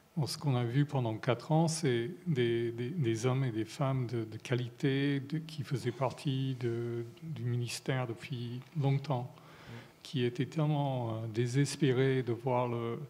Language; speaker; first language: French; non-native, fluent; English